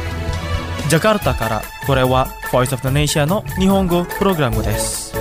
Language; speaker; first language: Japanese; non-native, fluent; Indonesian